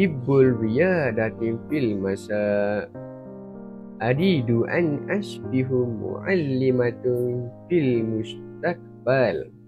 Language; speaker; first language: Arabic; non-native, learner; Malay